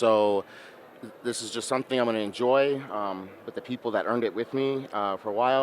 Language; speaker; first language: English; native; English